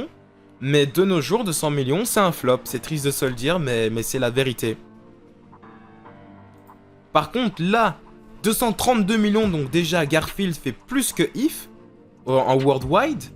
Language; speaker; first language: French; native; French